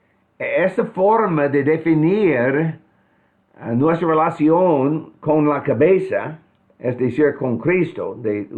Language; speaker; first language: Spanish; non-native, fluent; English